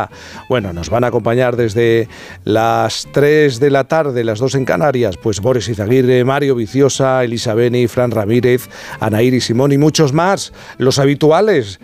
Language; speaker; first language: Spanish; native; Spanish